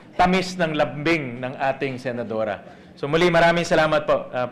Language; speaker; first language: Filipino; native; Filipino